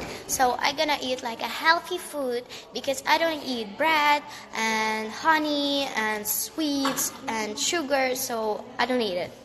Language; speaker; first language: English; non-native, learner; Russian